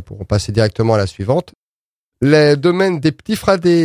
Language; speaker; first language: French; native; French